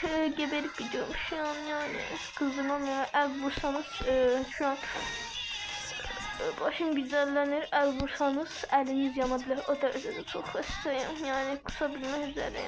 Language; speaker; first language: Turkish; non-native, local second language; Azerbaijani